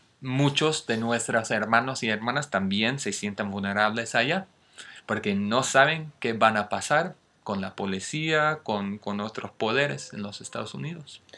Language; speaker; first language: Spanish; non-native, fluent; English